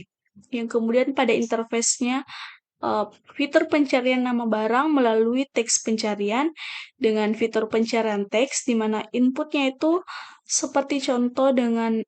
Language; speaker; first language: Indonesian; native; Indonesian